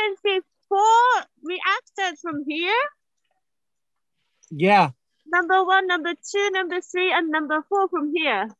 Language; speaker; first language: English; non-native, learner; Japanese